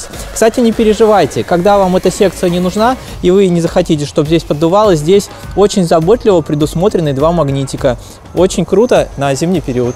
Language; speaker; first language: Russian; native; Russian